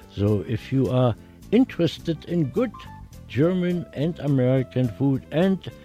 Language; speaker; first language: English; non-native, fluent; German